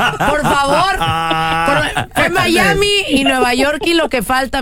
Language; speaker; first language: Spanish; native; Spanish